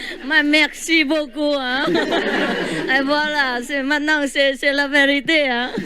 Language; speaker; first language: French; non-native, learner; Vietnamese